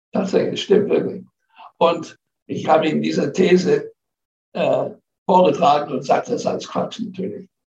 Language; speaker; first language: German; non-native, fluent; English